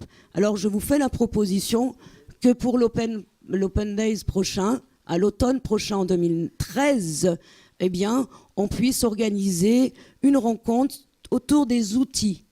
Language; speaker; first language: French; native; French